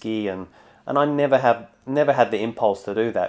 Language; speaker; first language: English; native; English